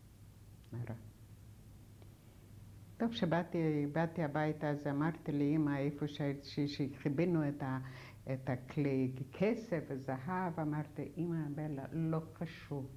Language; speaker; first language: Hebrew; non-native, fluent; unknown